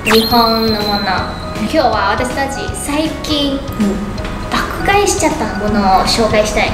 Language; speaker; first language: Japanese; non-native, fluent; Chinese